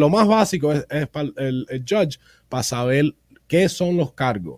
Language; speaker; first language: Spanish; early bilingual, heritage; Spanish